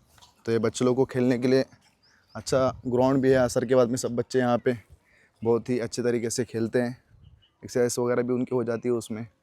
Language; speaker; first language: Hindi; native; Hindi